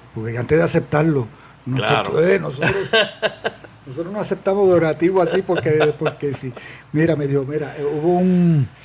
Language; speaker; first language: Spanish; native; Spanish